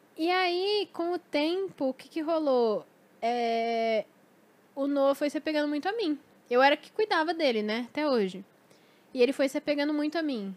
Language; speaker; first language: Portuguese; native; Portuguese